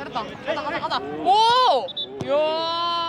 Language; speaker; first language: Korean; native; Korean